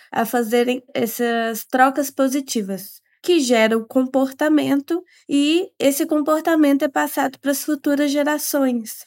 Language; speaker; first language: Portuguese; native; Portuguese